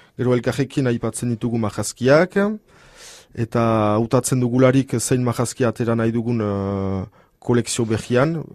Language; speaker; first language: Basque; native; Basque